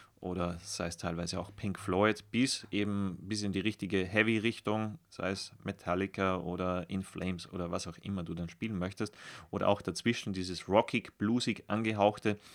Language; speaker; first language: German; native; German